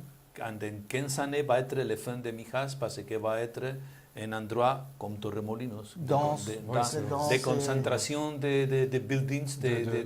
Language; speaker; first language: French; non-native, learner; Spanish